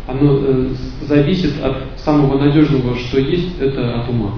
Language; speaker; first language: Russian; native; Russian